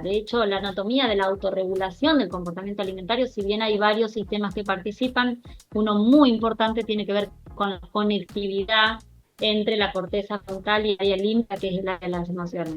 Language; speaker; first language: Spanish; native; Spanish